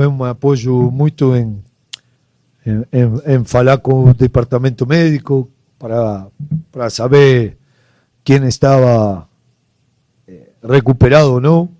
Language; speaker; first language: Portuguese; non-native, local second language; Spanish